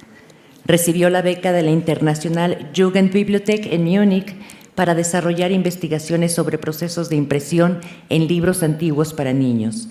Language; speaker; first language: Spanish; native; Spanish